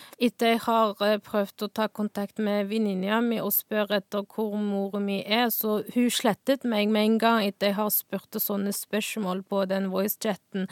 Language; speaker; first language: Norwegian; non-native, fluent; Uyghur